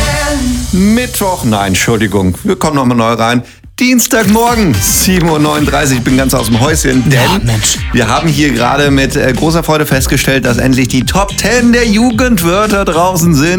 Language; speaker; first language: German; native; German